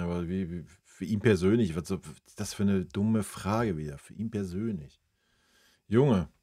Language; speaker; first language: German; native; German